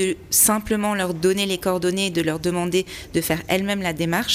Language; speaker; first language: French; native; French